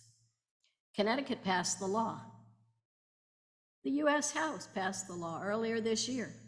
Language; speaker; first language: English; native; English